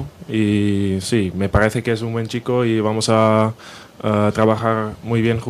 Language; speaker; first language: Spanish; non-native, fluent; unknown